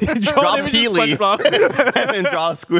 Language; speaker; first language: English; native; English